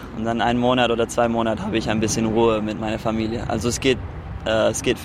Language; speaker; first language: German; early bilingual, heritage; German